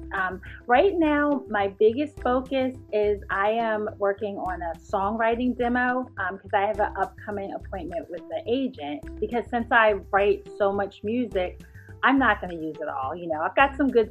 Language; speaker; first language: English; native; English